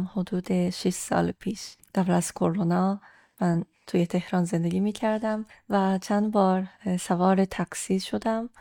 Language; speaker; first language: Persian; non-native, fluent; Japanese